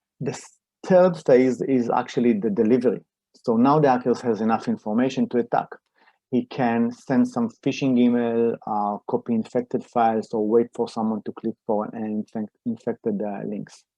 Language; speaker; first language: English; non-native, fluent; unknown